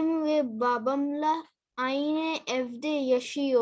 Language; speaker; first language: Turkish; non-native, learner; Urdu